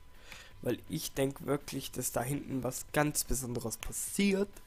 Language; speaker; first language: German; native; German